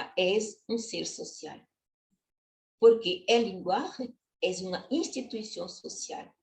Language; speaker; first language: Spanish; non-native, learner; Portuguese